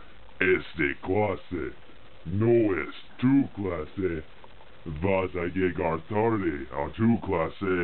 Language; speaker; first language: Spanish; non-native, learner; English